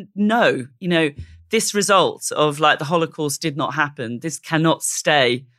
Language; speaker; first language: English; native; English